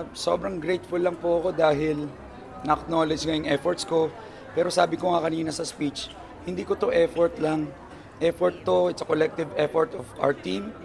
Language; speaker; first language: Filipino; native; Filipino